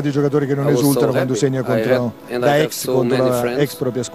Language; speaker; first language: Italian; native; Italian